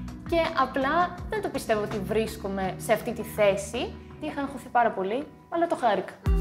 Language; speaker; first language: Greek; non-native, fluent; Russian